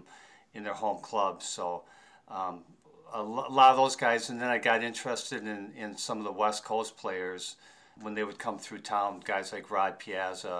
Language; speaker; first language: English; native; English